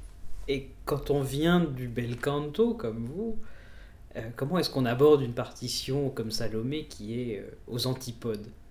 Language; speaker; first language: French; native; French